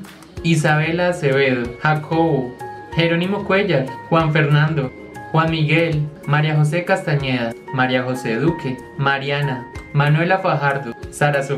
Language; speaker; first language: Spanish; native; Spanish